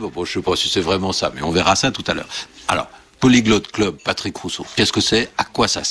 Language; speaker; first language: French; native; French